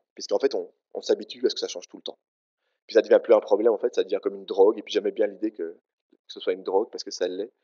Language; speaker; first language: French; native; French